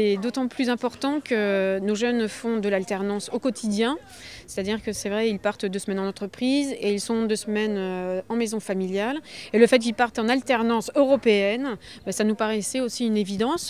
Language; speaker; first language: French; native; French